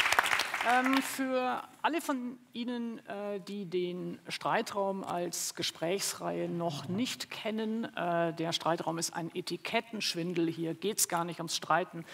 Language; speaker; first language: German; native; German